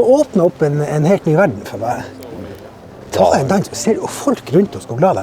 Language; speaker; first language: Norwegian; native; Norwegian